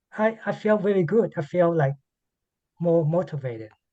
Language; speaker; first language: English; non-native, learner; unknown